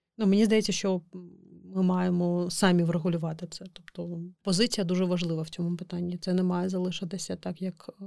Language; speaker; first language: Ukrainian; non-native, local second language; Crimean Tatar